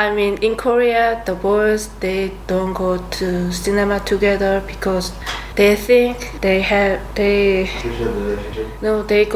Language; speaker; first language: English; non-native, learner; Korean